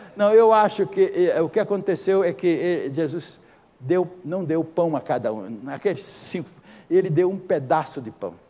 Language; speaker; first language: Portuguese; native; Portuguese